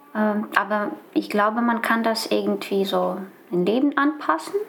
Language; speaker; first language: German; non-native, fluent; Russian